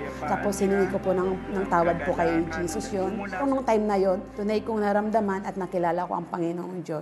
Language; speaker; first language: Filipino; native; Filipino